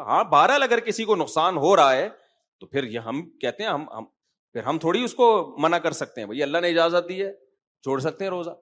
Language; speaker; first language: Urdu; native; Urdu